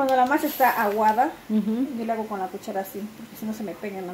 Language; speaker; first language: Spanish; native; Spanish